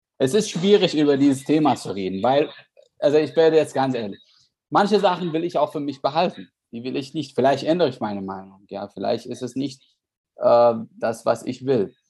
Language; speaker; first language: German; non-native, fluent; Arabic